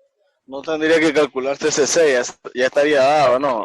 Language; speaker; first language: Spanish; native; Spanish